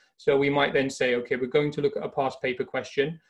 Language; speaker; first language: English; native; English